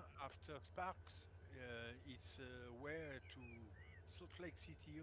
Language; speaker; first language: English; non-native, learner; French